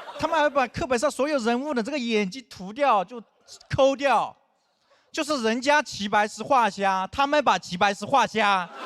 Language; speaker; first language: Chinese; non-native, local second language; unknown